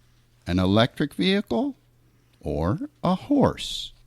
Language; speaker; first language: English; native; English